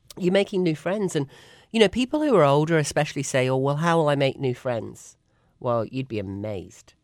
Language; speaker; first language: English; native; English